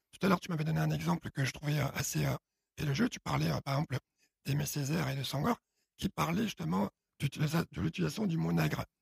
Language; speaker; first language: French; early bilingual, other home language; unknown